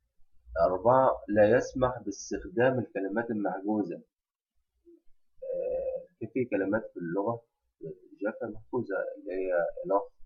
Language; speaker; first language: Arabic; native; Arabic